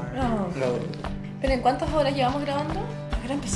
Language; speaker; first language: Spanish; native; Spanish